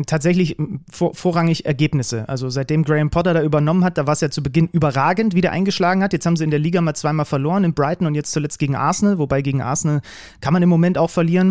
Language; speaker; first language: German; native; German